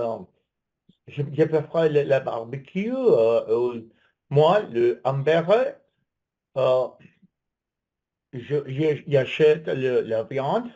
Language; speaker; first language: French; non-native, learner; English